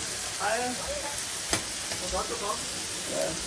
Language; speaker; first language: Danish; non-native, fluent; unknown